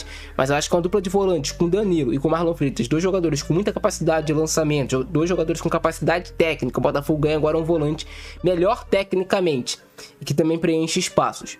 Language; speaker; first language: Portuguese; native; Portuguese